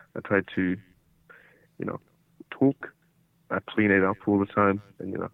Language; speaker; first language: English; early bilingual, other home language; Portuguese